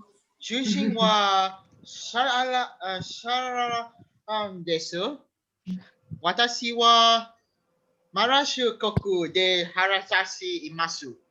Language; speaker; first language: Japanese; non-native, learner; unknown